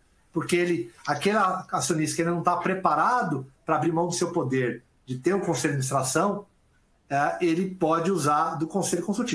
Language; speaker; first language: Portuguese; native; Portuguese